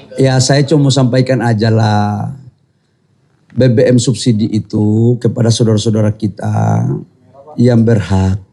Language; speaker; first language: Indonesian; native; Indonesian